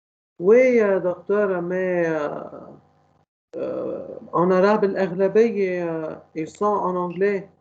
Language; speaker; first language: French; non-native, learner; Arabic